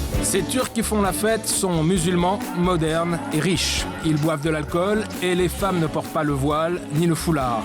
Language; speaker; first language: French; native; French